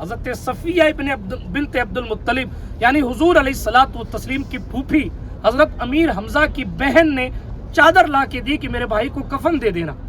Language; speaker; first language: Urdu; native; Urdu